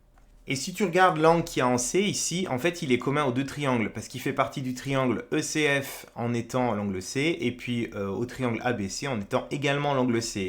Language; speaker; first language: French; native; French